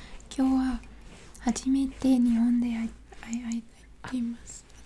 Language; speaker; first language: Japanese; non-native, fluent; English